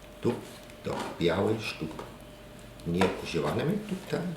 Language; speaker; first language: Polish; non-native, learner; German